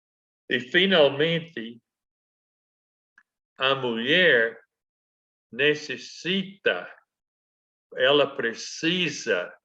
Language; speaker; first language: Portuguese; non-native, fluent; English